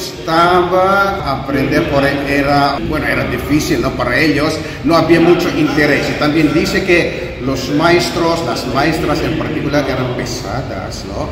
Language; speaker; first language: Spanish; native; Spanish